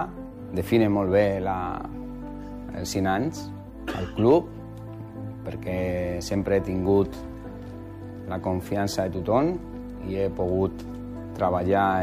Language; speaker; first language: Catalan; non-native, learner; Spanish